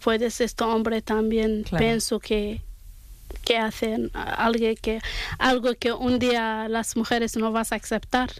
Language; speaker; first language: Spanish; non-native, learner; Arabic